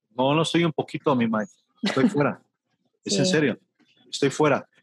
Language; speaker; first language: Spanish; native; Spanish